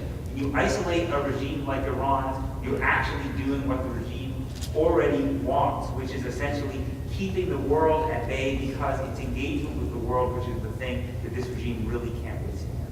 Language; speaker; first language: English; native; English